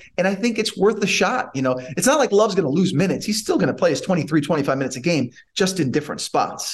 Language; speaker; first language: English; native; English